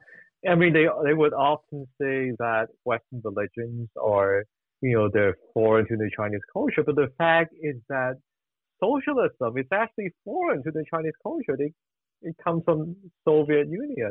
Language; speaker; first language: English; non-native, local second language; Cantonese